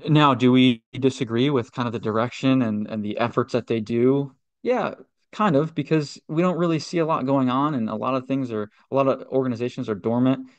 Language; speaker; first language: English; native; English